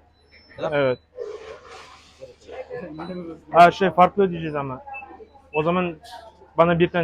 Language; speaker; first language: Turkish; non-native, learner; Kazakh